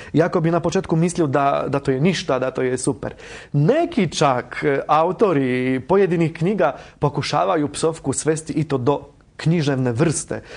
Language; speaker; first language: Croatian; non-native, fluent; Polish